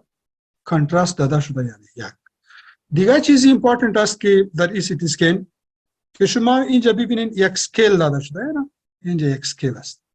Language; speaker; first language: Persian; non-native, local second language; Pashto